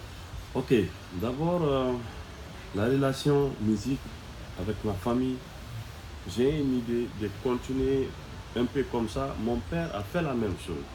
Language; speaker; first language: French; non-native, local second language; Bambara